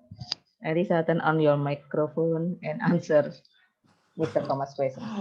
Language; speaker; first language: English; non-native, fluent; Indonesian